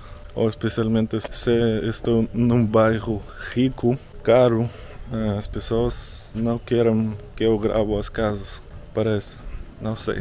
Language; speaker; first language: Portuguese; non-native, learner; Russian